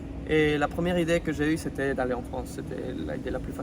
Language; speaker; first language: French; non-native, fluent; Spanish